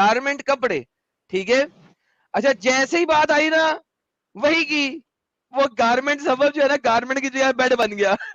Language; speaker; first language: Hindi; native; Hindi